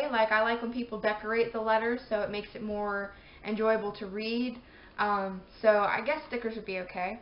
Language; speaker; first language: English; native; English